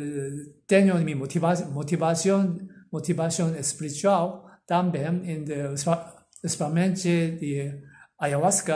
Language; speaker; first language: Portuguese; non-native, learner; Korean